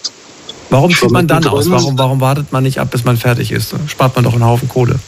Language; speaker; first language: German; native; German